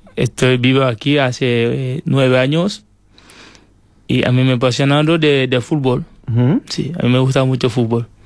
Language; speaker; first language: Spanish; non-native, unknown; Wolof